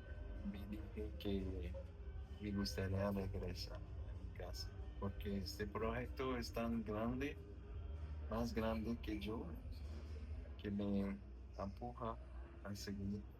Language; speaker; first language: Spanish; non-native, learner; French